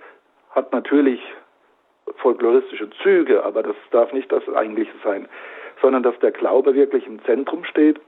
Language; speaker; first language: German; native; German